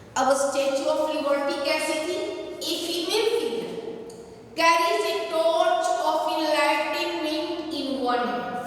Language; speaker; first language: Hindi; native; Hindi